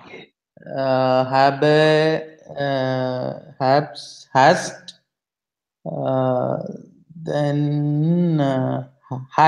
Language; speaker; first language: German; non-native, learner; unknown